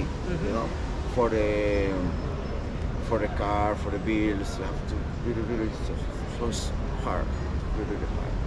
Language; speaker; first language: English; non-native, learner; Spanish